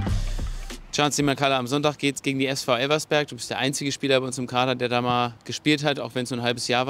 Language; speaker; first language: German; native; German